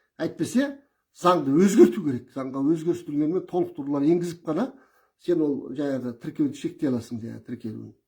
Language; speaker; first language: Kazakh; early bilingual, heritage; Kazakh